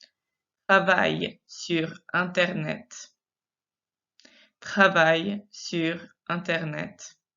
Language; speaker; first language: French; non-native, fluent; English